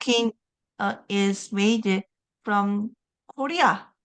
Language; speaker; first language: English; non-native, learner; Korean